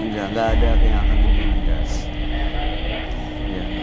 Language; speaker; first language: Indonesian; native; Indonesian